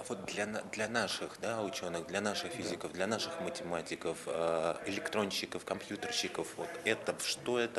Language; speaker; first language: Russian; native; Russian